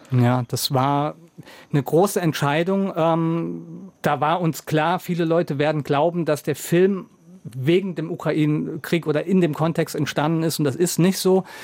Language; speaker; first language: German; native; German